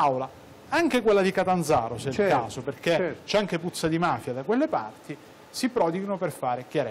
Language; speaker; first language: Italian; native; Italian